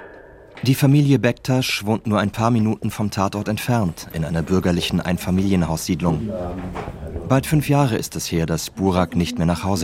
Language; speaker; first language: German; native; German